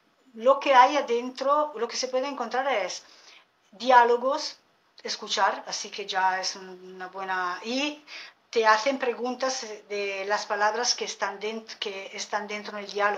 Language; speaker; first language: Spanish; non-native, fluent; Italian